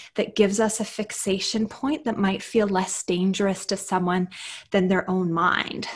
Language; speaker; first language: English; native; English